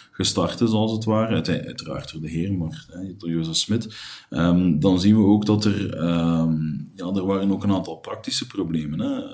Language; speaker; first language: Dutch; native; Dutch